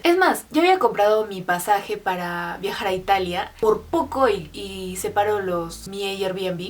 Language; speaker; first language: Spanish; native; Spanish